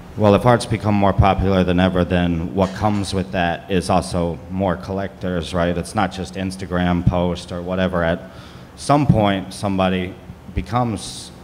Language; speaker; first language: English; native; English